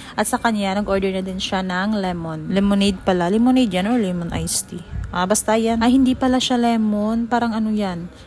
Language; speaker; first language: Filipino; non-native, local second language; Hiligaynon